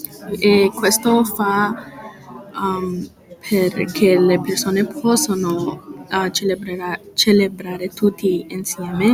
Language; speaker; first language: Italian; non-native, learner; English